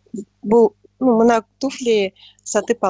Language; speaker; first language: Kazakh; non-native, learner; Russian